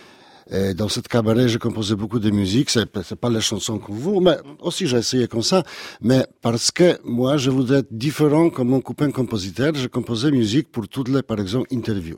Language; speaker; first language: French; non-native, learner; Polish